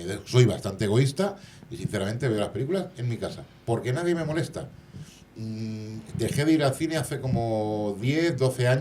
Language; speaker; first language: Spanish; native; Spanish